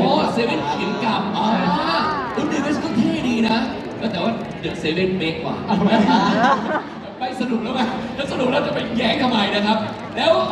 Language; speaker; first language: Thai; native; Thai